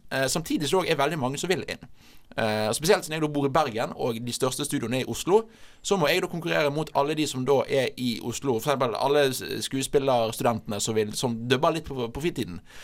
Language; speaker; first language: Norwegian; native; Norwegian